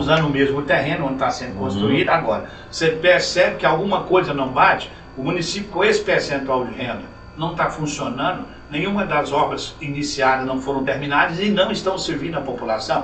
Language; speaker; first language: Portuguese; native; Portuguese